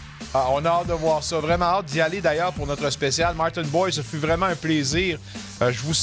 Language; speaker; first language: French; native; French